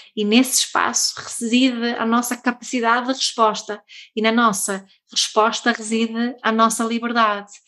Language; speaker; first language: Portuguese; non-native, fluent; Swedish